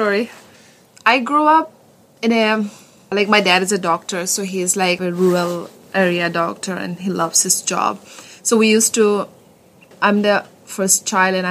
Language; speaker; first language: English; non-native, local second language; Assamese